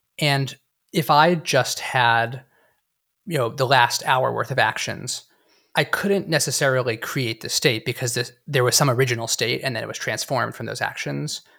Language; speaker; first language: English; native; English